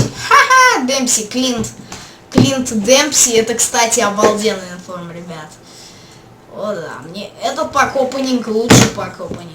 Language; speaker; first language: Russian; native; Russian